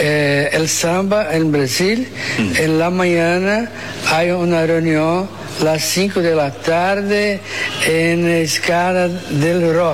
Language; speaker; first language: Spanish; non-native, learner; Portuguese